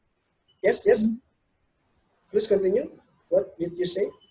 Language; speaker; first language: English; non-native, learner; Indonesian